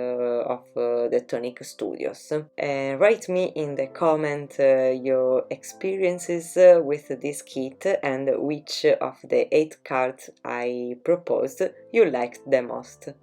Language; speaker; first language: English; non-native, fluent; Italian